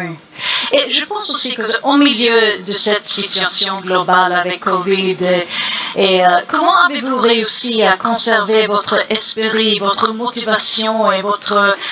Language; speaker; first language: French; non-native, learner; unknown